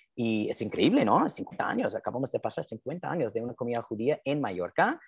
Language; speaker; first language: Spanish; non-native, fluent; English